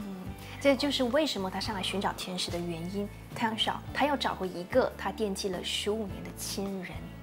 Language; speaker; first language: Chinese; native; Chinese